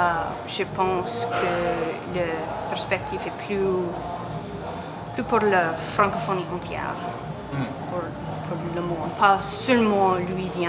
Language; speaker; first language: French; non-native, local second language; English